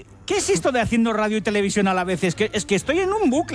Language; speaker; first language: Spanish; native; Spanish